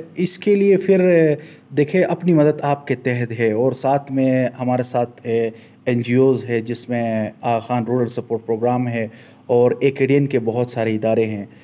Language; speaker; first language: Urdu; non-native, local second language; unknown